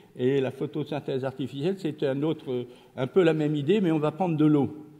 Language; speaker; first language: French; native; French